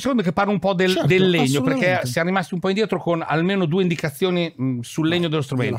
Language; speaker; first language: Italian; native; Italian